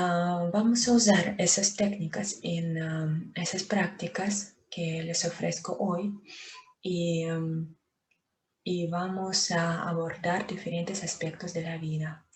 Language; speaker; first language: Spanish; non-native, fluent; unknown